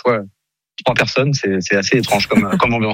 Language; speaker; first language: French; native; French